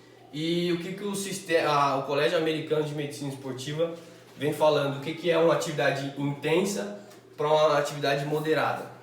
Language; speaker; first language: Portuguese; native; Portuguese